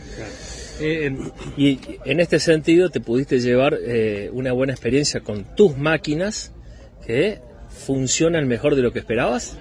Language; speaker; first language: Spanish; native; Spanish